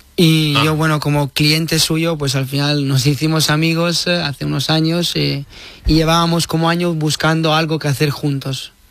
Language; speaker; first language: Spanish; non-native, fluent; Italian